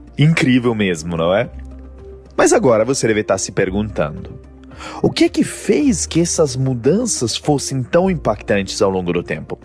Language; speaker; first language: Portuguese; non-native, fluent; Italian